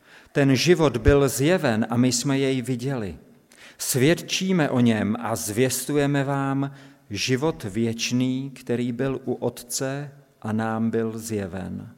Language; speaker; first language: Czech; native; Czech